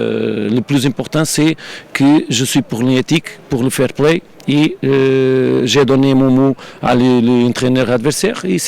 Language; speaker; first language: French; non-native, learner; Portuguese